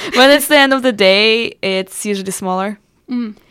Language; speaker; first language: English; non-native, fluent; Russian